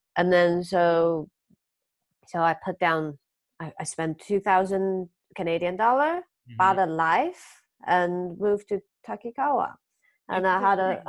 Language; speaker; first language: English; early bilingual, other home language; Chinese